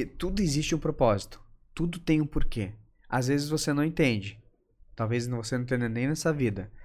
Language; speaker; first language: Portuguese; native; Portuguese